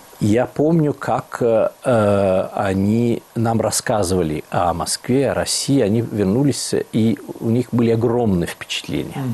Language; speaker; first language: Russian; non-native, fluent; Italian